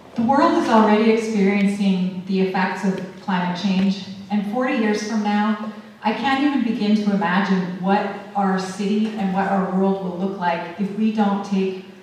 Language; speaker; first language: English; native; English